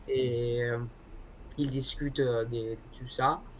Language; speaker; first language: French; non-native, learner; Spanish